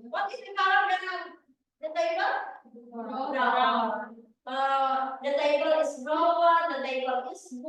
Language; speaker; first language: English; non-native, learner; Indonesian